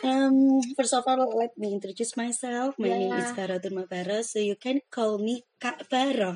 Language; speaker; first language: English; non-native, fluent; Indonesian